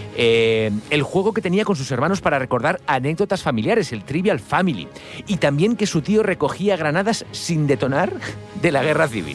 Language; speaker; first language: Spanish; native; Spanish